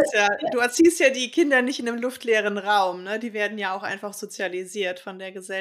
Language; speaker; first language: German; native; German